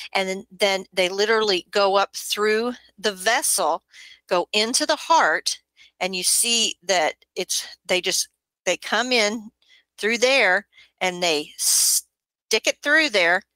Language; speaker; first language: English; native; English